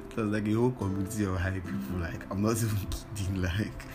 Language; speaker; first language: English; non-native, local second language; Yoruba